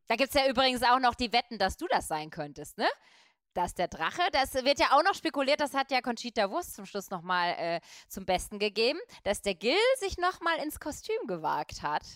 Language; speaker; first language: German; native; German